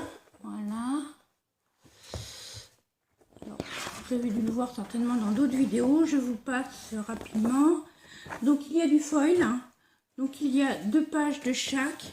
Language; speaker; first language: French; native; French